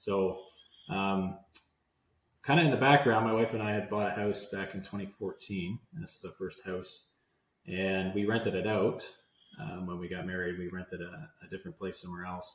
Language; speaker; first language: English; native; English